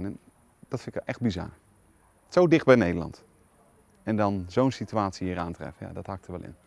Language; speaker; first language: Dutch; native; Dutch